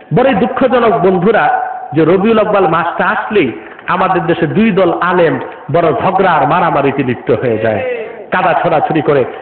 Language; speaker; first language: Bangla; non-native, local second language; Urdu